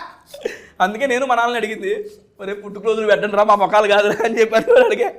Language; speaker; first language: Telugu; native; Telugu